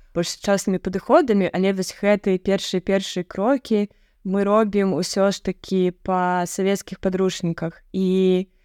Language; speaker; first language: Belarusian; native; Belarusian